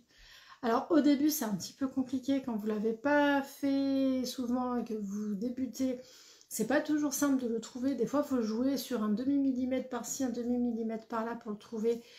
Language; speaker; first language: French; native; French